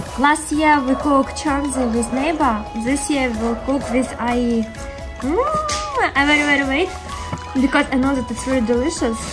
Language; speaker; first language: English; non-native, learner; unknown